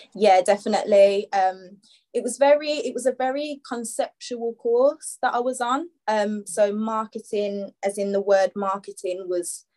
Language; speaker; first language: English; native; English